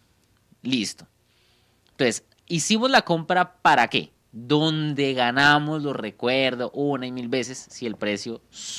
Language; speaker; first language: Spanish; native; Spanish